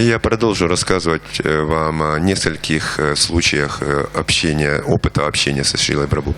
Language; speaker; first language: Russian; native; Russian